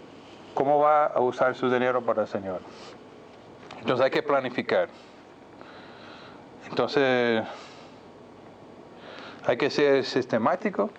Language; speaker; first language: Spanish; non-native, fluent; English